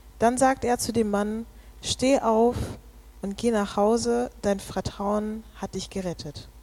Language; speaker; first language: German; native; German